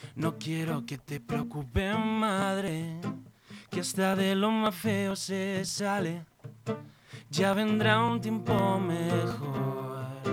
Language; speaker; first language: Spanish; native; Spanish